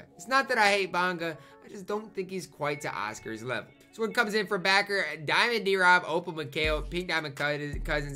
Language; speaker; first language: English; native; English